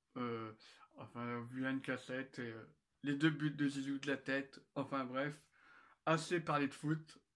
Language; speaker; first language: French; native; French